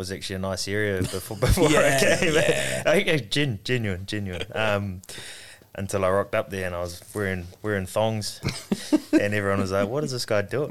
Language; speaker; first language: English; native; English